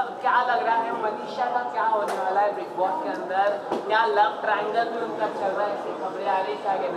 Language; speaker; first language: Hindi; native; Hindi